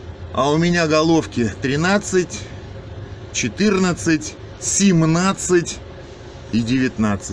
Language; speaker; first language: Russian; native; Russian